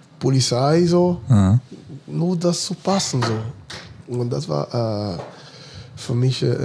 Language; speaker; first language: German; non-native, fluent; Portuguese